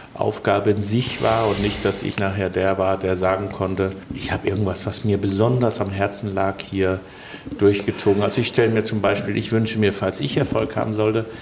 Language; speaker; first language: German; non-native, fluent; Danish